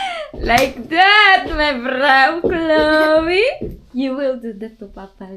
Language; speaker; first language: English; non-native, local second language; Filipino